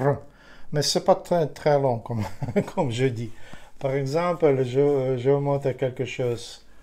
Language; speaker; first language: French; non-native, learner; Ukrainian